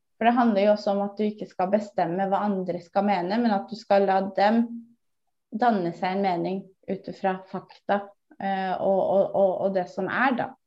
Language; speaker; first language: Norwegian; early bilingual, other home language; Somali